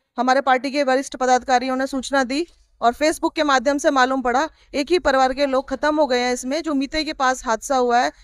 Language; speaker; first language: Hindi; native; Hindi